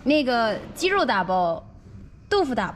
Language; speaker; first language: Chinese; native; Chinese